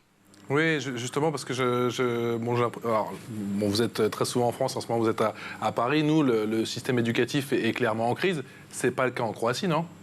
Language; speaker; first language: French; native; French